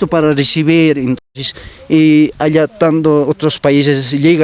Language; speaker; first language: Spanish; non-native, local second language; Aymara